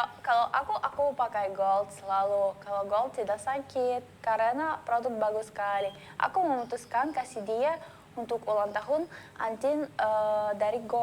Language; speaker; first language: Indonesian; non-native, learner; Russian